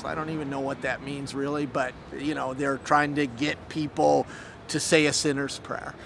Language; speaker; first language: English; native; English